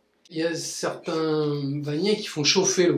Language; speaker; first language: French; native; French